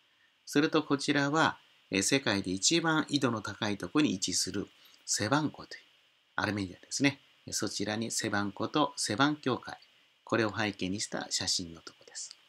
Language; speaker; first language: Japanese; native; Japanese